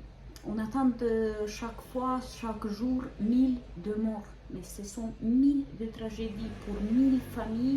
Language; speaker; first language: French; non-native, fluent; Ukrainian